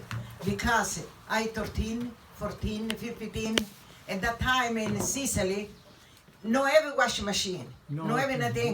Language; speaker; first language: English; non-native, learner; Italian